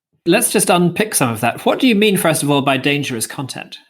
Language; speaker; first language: English; native; English